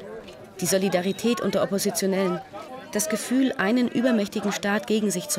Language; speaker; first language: German; native; German